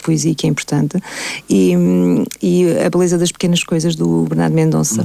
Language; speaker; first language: Portuguese; native; Portuguese